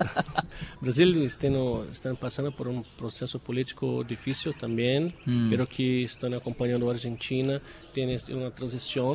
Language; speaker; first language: Spanish; non-native, learner; Portuguese